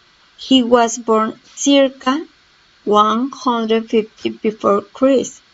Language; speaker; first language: English; non-native, learner; Spanish